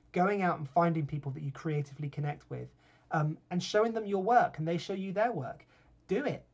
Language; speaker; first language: English; native; English